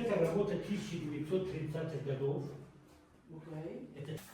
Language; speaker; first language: Russian; non-native, local second language; Tajik